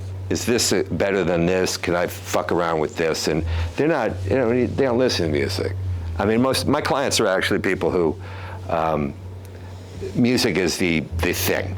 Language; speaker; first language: English; native; English